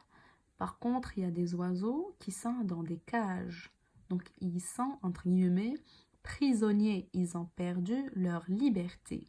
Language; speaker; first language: French; non-native, local second language; Arabic